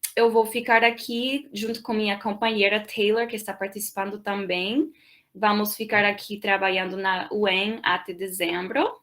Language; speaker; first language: Portuguese; non-native, fluent; English